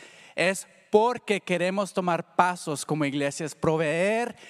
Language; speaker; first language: Spanish; early bilingual, heritage; Spanish